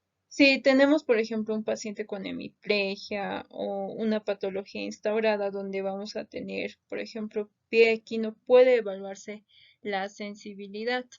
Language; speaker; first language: Spanish; native; Spanish